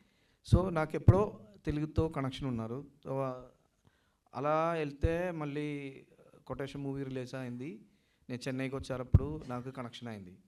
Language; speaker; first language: Telugu; non-native, learner; Malayalam